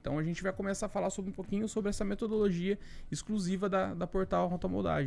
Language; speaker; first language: Portuguese; native; Portuguese